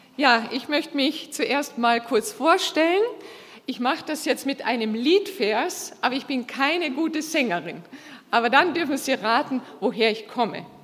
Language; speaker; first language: German; native; German